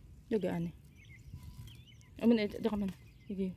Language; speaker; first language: Korean; non-native, learner; Filipino